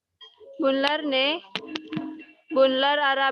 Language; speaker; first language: Turkish; non-native, learner; Indonesian